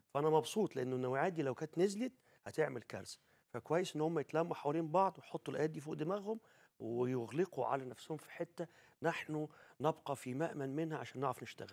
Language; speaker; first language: Arabic; native; Arabic